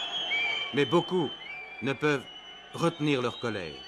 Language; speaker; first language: French; native; French